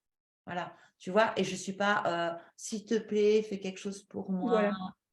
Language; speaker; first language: French; native; French